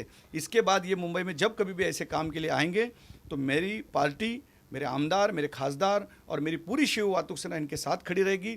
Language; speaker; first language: Hindi; native; Hindi